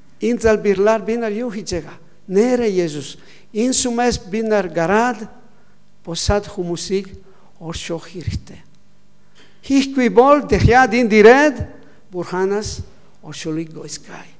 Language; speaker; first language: Mongolian; non-native, learner; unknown